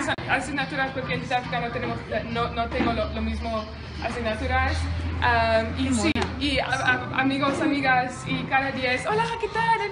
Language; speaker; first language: Spanish; non-native, learner; Afrikaans